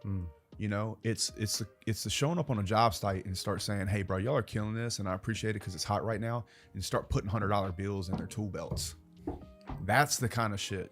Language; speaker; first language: English; native; English